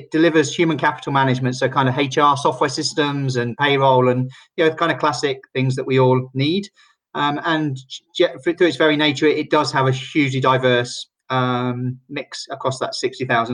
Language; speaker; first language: English; native; English